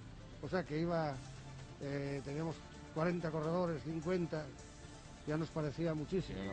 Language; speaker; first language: Spanish; native; Spanish